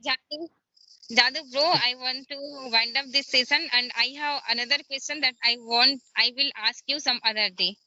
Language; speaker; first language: English; non-native, learner; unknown